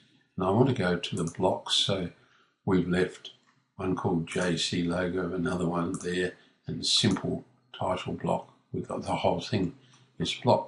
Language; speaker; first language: English; native; English